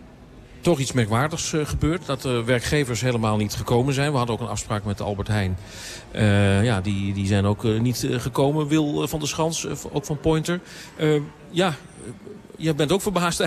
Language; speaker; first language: Dutch; native; Dutch